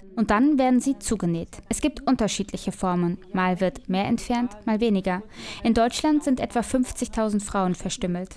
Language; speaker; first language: German; native; German